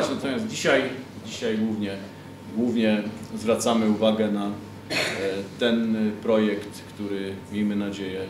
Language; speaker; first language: Polish; native; Polish